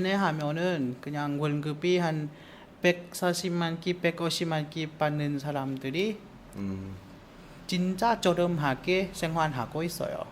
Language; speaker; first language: Korean; non-native, learner; Lao